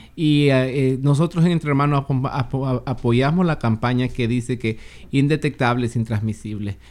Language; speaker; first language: Spanish; native; Spanish